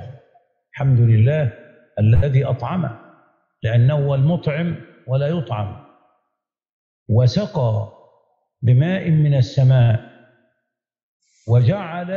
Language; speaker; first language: Arabic; native; Arabic